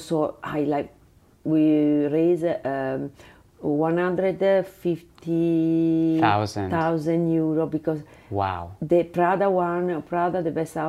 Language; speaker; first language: English; non-native, learner; Italian